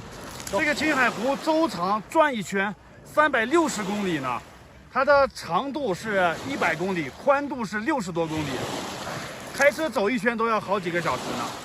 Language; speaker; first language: Chinese; native; Chinese